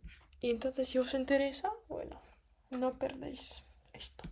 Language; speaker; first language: Spanish; non-native, fluent; Russian